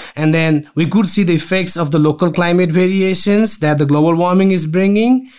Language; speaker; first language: English; non-native, local second language; Nepali